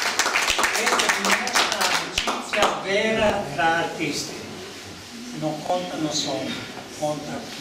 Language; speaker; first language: Italian; non-native, learner; Serbian